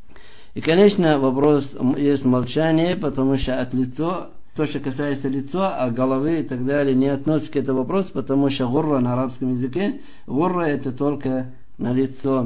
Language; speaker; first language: Russian; non-native, fluent; Arabic